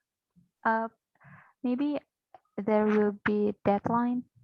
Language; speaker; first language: English; non-native, fluent; Indonesian